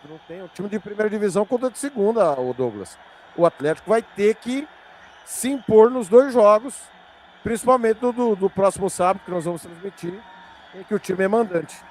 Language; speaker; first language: Portuguese; native; Portuguese